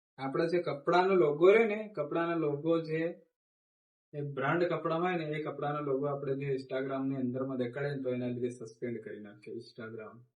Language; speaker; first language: Gujarati; non-native, local second language; Bhili